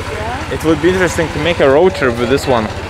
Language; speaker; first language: English; non-native, fluent; Lithuanian